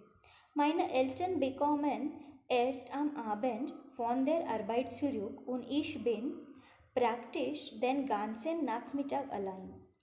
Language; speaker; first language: German; non-native, fluent; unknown